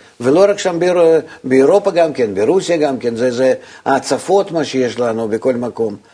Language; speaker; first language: Hebrew; non-native, fluent; Russian